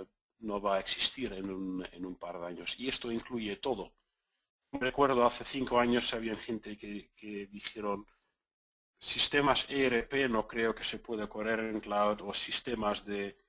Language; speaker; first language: Spanish; non-native, fluent; Dutch